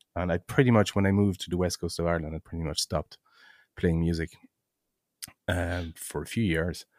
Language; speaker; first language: English; non-native, fluent; French